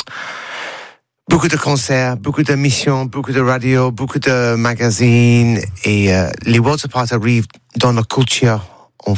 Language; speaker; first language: French; non-native, learner; English